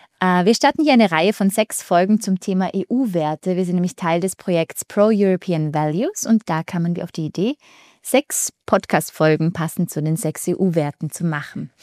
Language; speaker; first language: German; native; German